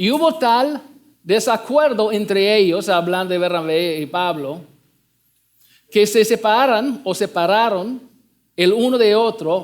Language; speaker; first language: Spanish; non-native, fluent; English